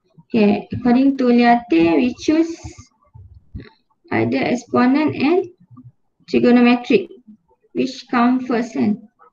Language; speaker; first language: English; non-native, local second language; Malay